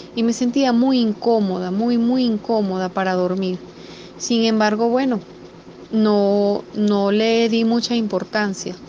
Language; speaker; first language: Spanish; native; Spanish